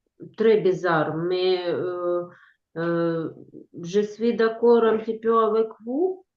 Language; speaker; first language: French; non-native, learner; Ukrainian